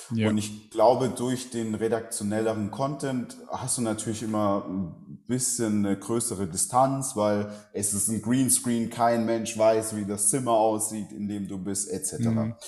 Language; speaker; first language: German; native; German